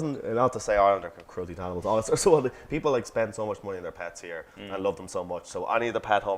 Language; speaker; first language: English; native; English